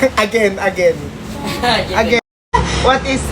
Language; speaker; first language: English; non-native, local second language; Filipino